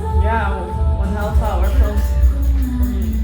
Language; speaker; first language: English; non-native, fluent; Arabic